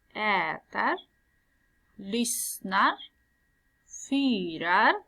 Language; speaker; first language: Swedish; non-native, fluent; Persian